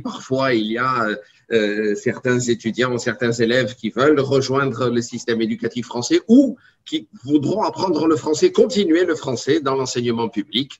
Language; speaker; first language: French; native; French